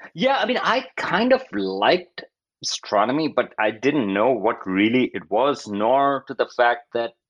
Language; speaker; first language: English; non-native, local second language; Urdu